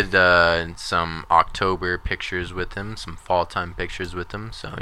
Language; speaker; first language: English; native; English